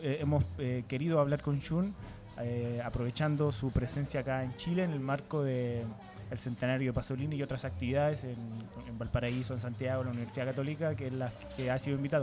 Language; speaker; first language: Spanish; native; Spanish